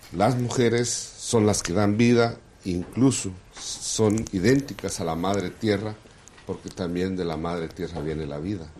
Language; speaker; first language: Spanish; non-native, local second language; Kʼicheʼ